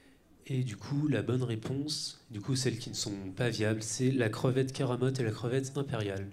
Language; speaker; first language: French; native; French